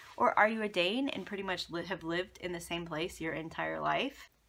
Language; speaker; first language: English; native; English